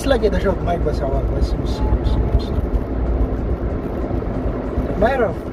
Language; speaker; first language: Arabic; non-native, learner; Bangla